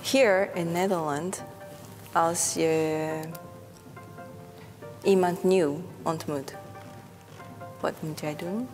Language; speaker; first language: Dutch; non-native, fluent; Japanese